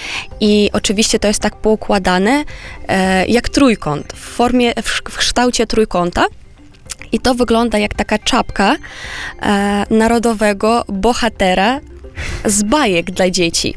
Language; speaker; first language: Polish; non-native, fluent; Romanian